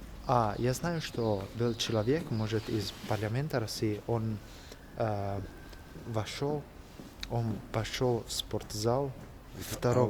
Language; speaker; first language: Russian; non-native, learner; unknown